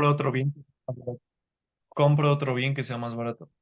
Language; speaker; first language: Spanish; native; Spanish